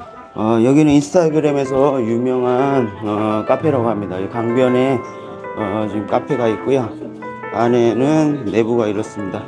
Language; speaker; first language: Korean; native; Korean